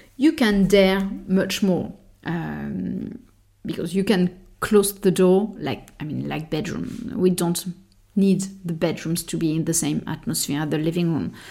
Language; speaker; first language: English; non-native, fluent; French